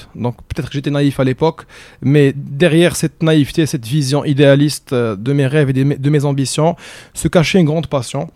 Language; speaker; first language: French; non-native, local second language; Arabic